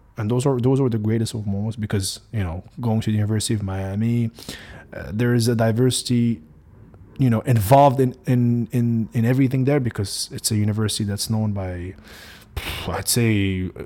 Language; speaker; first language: English; non-native, fluent; Arabic